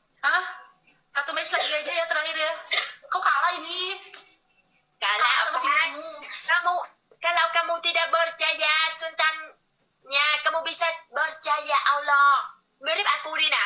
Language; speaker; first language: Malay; non-native, learner; Vietnamese